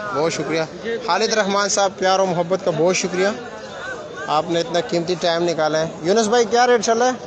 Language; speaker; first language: Urdu; non-native, local second language; Pashto